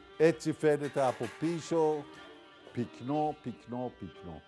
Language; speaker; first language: Greek; non-native, learner; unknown